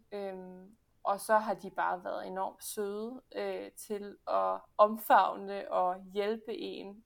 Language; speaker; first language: Danish; early bilingual, heritage; Danish